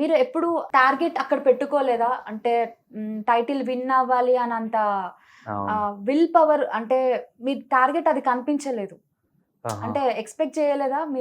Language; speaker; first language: Telugu; native; Telugu